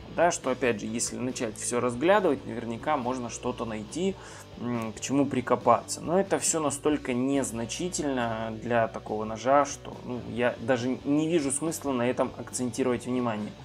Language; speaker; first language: Russian; native; Russian